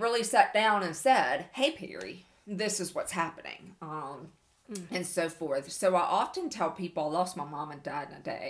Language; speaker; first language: English; native; English